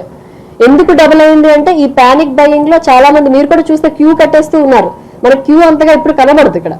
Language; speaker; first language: Telugu; native; Telugu